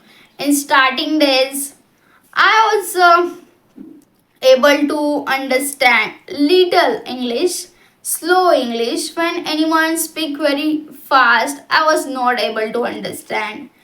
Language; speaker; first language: English; non-native, local second language; Hindi